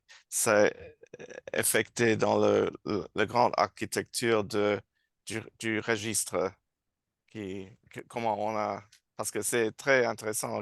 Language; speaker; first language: French; non-native, learner; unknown